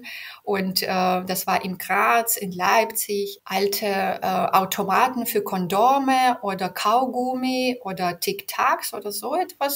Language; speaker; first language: German; non-native, fluent; Belarusian